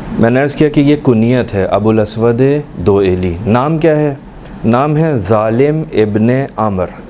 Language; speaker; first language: Urdu; native; Urdu